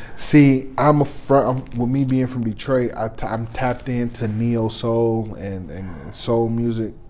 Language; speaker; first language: English; native; English